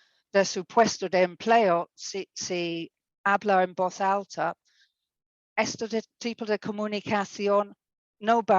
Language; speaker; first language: Spanish; non-native, fluent; English